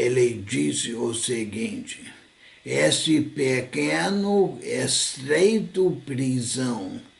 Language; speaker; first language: Portuguese; non-native, fluent; English